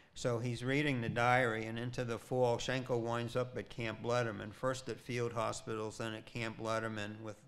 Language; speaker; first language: English; native; English